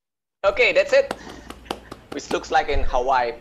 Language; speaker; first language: English; non-native, learner; Indonesian